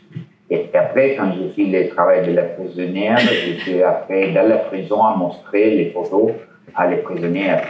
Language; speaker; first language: French; non-native, learner; Italian